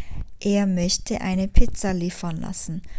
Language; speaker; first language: German; non-native, fluent; Korean